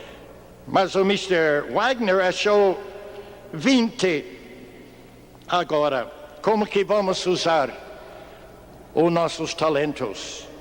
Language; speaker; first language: Portuguese; non-native, fluent; English